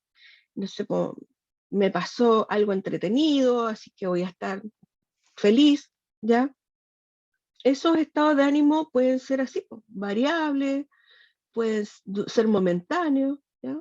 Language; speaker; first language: Spanish; native; Spanish